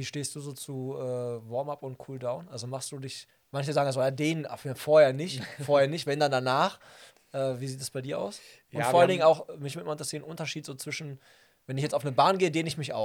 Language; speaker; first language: German; native; German